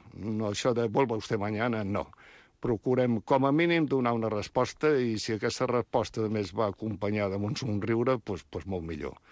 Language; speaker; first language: Catalan; native; Catalan